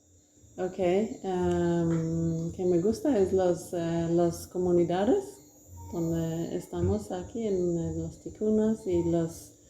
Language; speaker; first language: Spanish; non-native, learner; Swedish